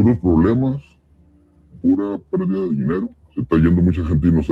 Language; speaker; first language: Spanish; native; Spanish